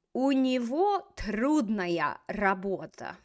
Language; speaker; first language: Russian; non-native, fluent; English